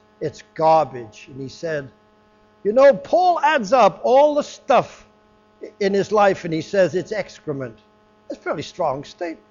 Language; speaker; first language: English; native; English